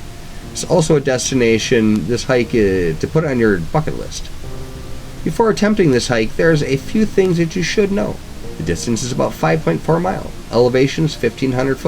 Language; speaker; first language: English; native; English